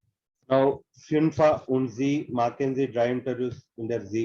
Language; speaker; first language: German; non-native, learner; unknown